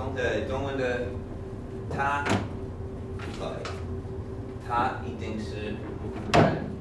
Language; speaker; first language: Chinese; non-native, fluent; English